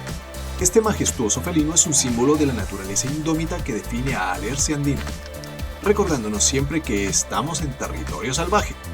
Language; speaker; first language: Spanish; native; Spanish